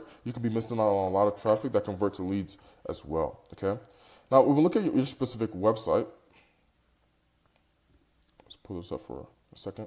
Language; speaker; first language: English; native; English